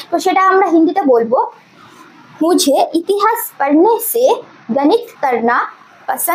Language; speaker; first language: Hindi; non-native, local second language; Bangla